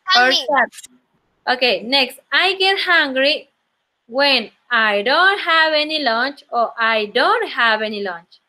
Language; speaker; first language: English; non-native, learner; Spanish